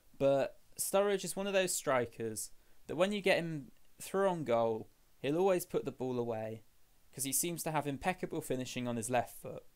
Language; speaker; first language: English; native; English